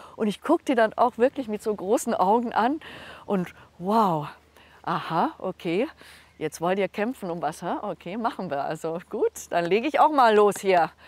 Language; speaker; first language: German; non-native, local second language; Hungarian